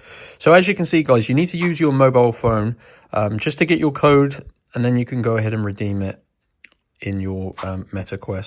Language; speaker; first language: English; native; English